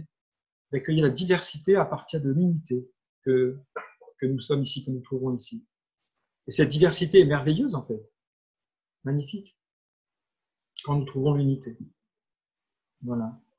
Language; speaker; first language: French; native; French